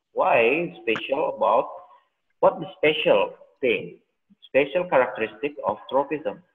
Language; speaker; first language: English; non-native, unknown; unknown